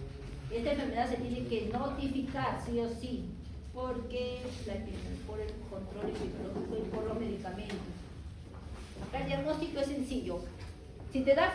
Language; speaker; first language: Spanish; native; Spanish